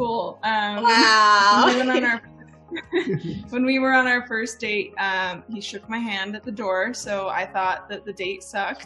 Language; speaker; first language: English; native; English